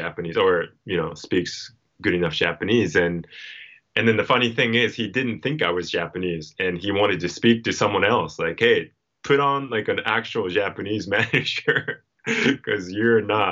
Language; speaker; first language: English; non-native, fluent; Japanese